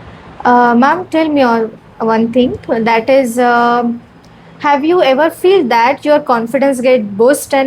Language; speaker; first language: English; non-native, learner; Marathi